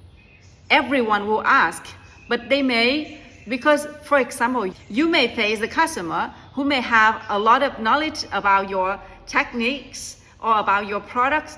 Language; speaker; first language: English; non-native, fluent; Vietnamese